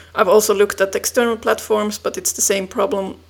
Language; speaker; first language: English; non-native, fluent; Finnish